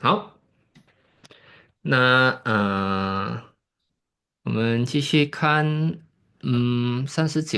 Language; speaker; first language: Chinese; non-native, fluent; Indonesian